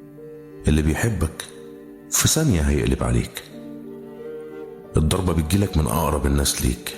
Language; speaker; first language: Arabic; native; Arabic